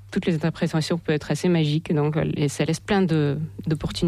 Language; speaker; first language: French; non-native, fluent; Russian